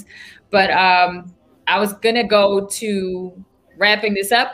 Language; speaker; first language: English; non-native, fluent; Dutch